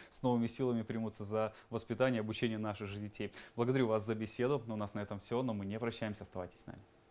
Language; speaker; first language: Russian; native; Russian